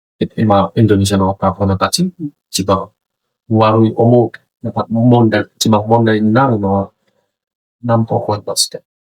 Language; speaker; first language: Japanese; non-native, learner; Indonesian